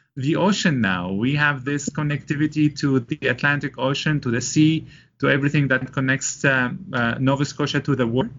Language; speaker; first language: English; non-native, fluent; Arabic